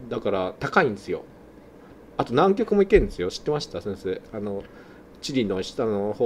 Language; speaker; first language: Japanese; native; Japanese